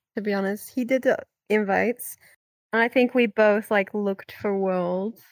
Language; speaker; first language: English; non-native, fluent; Dutch